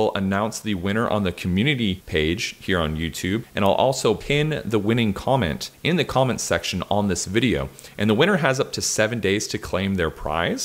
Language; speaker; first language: English; native; English